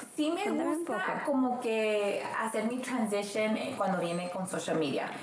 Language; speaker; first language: Spanish; native; Spanish